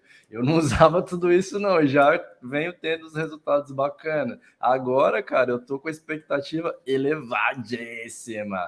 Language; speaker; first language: Portuguese; native; Portuguese